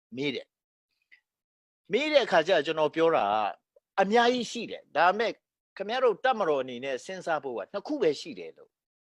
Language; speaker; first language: Burmese; non-native, local second language; Hakha Chin